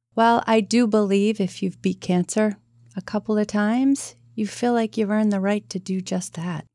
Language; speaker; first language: English; native; English